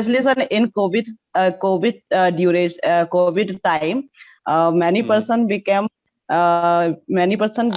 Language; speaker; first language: English; non-native, learner; Hindi